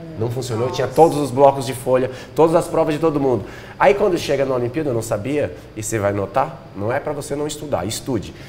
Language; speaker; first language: Portuguese; native; Portuguese